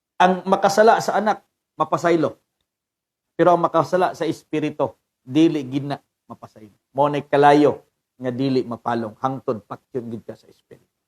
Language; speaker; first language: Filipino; non-native, local second language; Cebuano